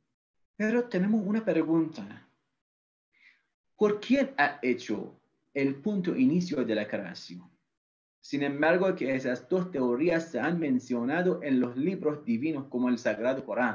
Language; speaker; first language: Spanish; non-native, fluent; Persian